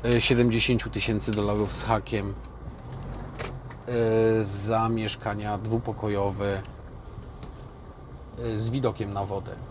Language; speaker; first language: Polish; native; Polish